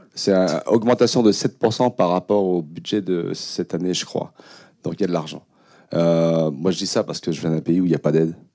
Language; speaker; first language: French; early bilingual, other home language; Khmer